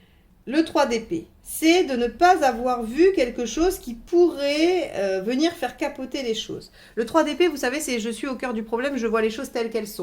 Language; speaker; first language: French; native; French